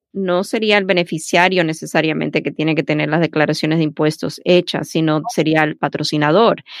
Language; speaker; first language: Spanish; early bilingual, heritage; Spanish